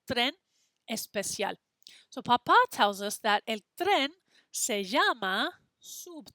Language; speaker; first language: Spanish; non-native, fluent; English